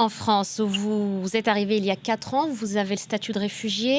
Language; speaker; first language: French; native; French